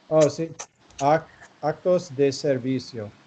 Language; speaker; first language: Spanish; non-native, learner; English